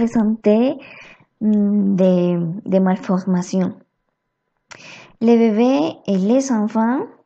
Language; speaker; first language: French; non-native, learner; Spanish